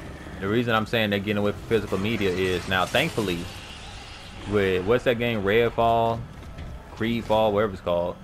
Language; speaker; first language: English; native; English